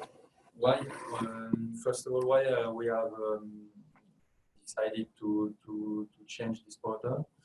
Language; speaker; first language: English; non-native, fluent; French